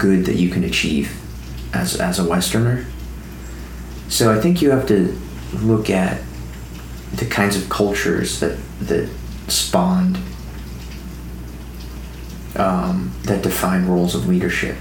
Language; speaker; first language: English; native; English